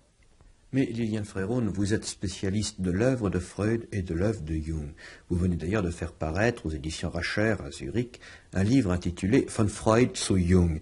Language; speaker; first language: French; native; French